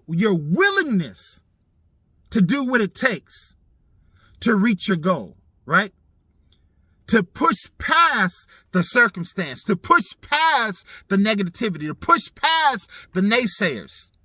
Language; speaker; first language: English; native; English